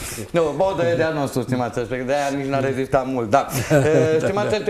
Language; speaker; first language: Romanian; native; Romanian